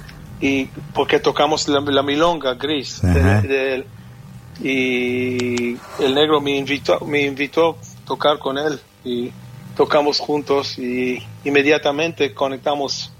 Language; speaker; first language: Spanish; non-native, fluent; Hebrew